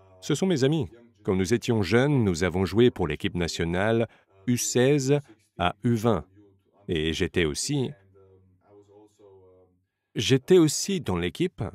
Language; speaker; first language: French; non-native, fluent; Slovenian